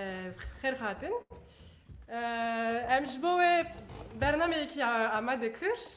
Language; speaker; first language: Kurdish; non-native, learner; French